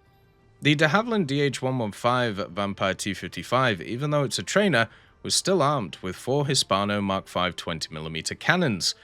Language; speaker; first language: English; native; English